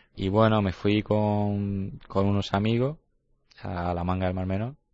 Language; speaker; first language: Spanish; native; Spanish